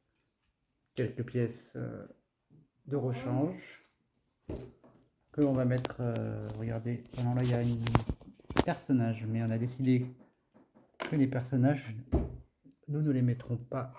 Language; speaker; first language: French; native; French